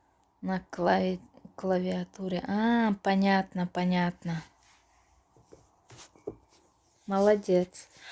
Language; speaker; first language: Russian; non-native, local second language; Tajik